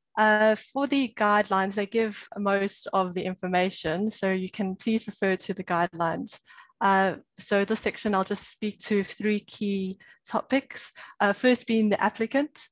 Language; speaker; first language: English; native; English